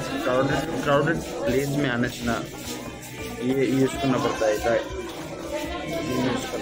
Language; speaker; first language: Hindi; non-native, local second language; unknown